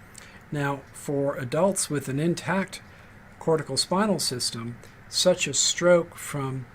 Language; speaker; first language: English; native; English